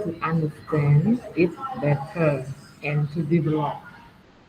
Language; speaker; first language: English; non-native, learner; Khmer